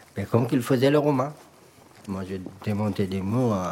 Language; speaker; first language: French; non-native, learner; Persian